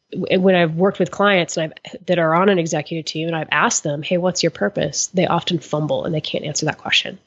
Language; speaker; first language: English; native; English